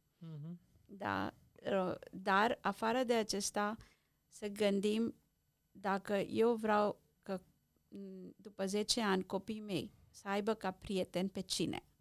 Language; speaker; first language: Romanian; non-native, local second language; Hungarian